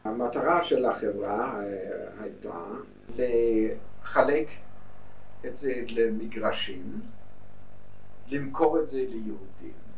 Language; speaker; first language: Hebrew; non-native, fluent; German